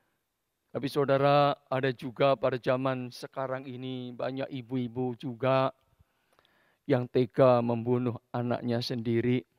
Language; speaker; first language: Indonesian; native; Indonesian